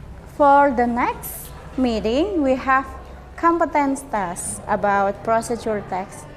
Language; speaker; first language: English; non-native, learner; Indonesian